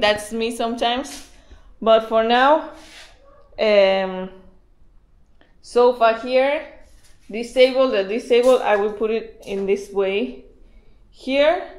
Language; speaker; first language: English; non-native, fluent; Spanish